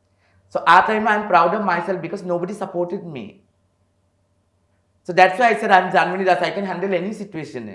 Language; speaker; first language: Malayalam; non-native, learner; Assamese